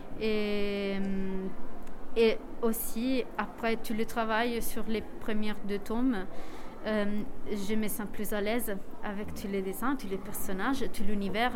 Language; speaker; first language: French; non-native, fluent; Italian